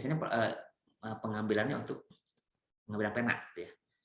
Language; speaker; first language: Indonesian; native; Indonesian